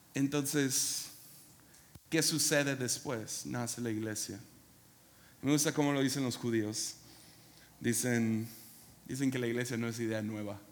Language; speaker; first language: Spanish; non-native, fluent; English